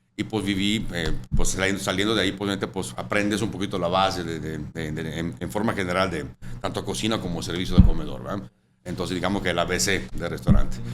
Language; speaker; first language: Spanish; non-native, fluent; Italian